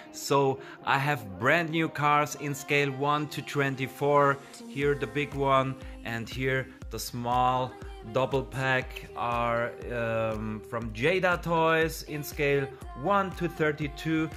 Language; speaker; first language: English; non-native, learner; German